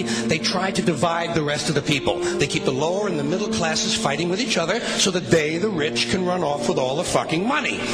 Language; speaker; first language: English; native; English